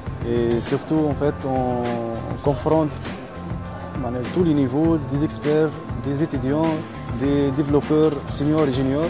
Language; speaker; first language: French; non-native, local second language; Arabic